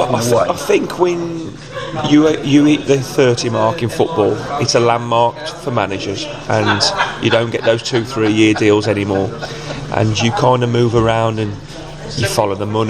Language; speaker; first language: English; native; English